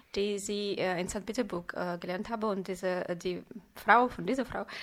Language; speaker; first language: German; non-native, fluent; Russian